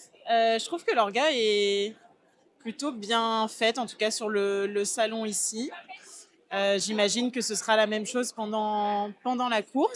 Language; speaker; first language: French; native; French